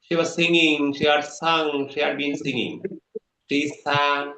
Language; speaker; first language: English; non-native, local second language; Malayalam